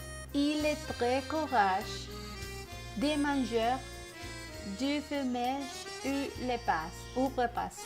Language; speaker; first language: French; non-native, learner; Spanish